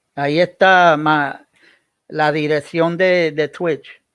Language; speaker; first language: Spanish; early bilingual, heritage; Spanish